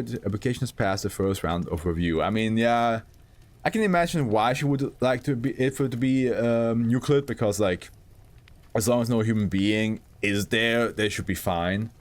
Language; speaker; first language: English; non-native, fluent; German